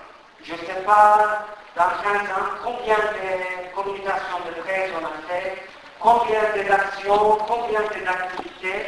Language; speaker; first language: French; non-native, fluent; Turkish